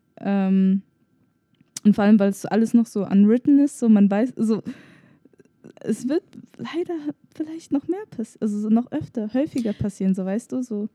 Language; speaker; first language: German; native; German